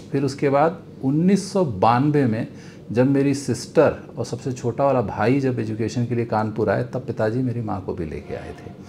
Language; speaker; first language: Hindi; native; Hindi